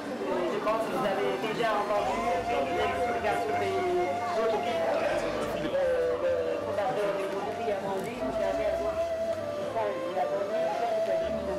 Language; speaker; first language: French; non-native, fluent; Chinese